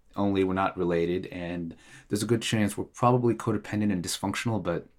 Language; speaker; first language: English; non-native, fluent; Tigrinya